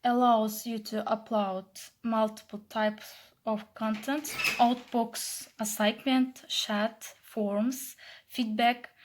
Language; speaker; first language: English; non-native, learner; Kazakh